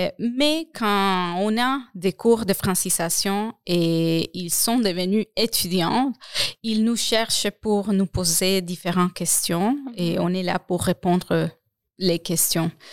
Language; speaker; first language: French; non-native, fluent; Spanish